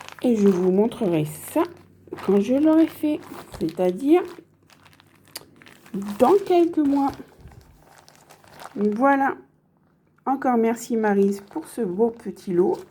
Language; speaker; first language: French; native; French